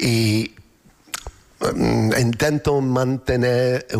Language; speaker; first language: Spanish; non-native, learner; English